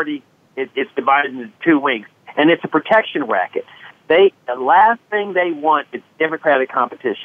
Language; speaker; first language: English; native; English